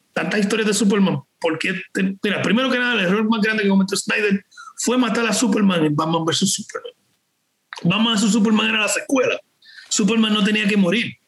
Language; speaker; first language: Spanish; native; Spanish